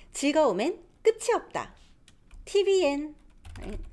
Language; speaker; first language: Korean; non-native, fluent; English